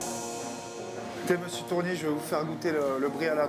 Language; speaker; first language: French; native; French